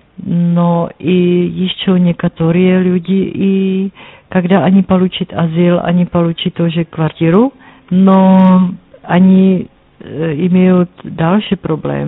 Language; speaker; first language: Russian; non-native, learner; Czech